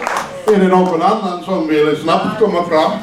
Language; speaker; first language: Swedish; non-native, fluent; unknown